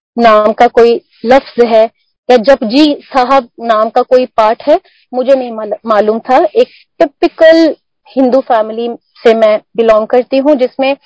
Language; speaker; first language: Hindi; non-native, local second language; Punjabi